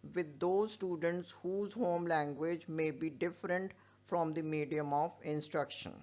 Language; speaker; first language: English; non-native, local second language; Punjabi